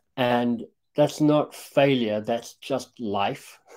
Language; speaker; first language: English; native; English